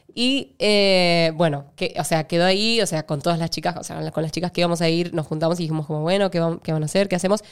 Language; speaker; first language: Spanish; native; Spanish